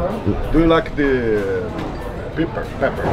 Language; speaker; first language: English; non-native, learner; Portuguese